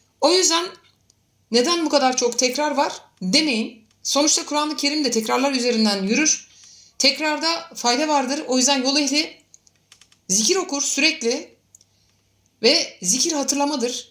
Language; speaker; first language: Turkish; native; Turkish